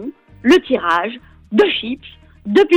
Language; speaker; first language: French; native; French